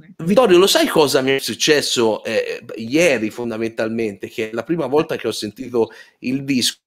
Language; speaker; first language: Italian; native; Italian